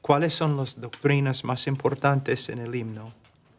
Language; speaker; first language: Spanish; non-native, fluent; English